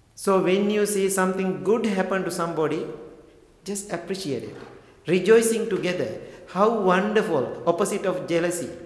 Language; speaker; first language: English; non-native, local second language; Sinhala